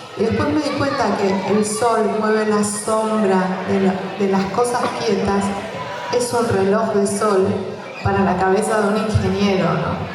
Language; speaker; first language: Spanish; native; Spanish